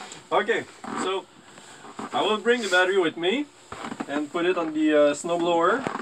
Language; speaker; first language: English; non-native, fluent; French